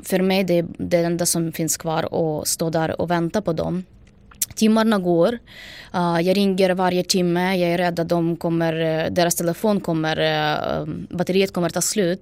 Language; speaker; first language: Swedish; non-native, fluent; Ukrainian